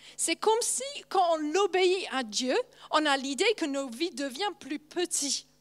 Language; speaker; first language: French; non-native, fluent; English